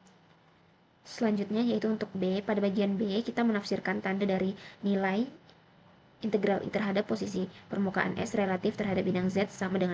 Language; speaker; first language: Indonesian; native; Indonesian